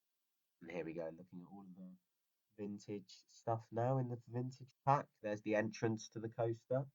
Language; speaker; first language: English; native; English